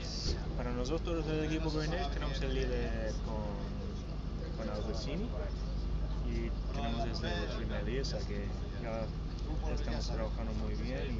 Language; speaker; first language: Spanish; non-native, fluent; English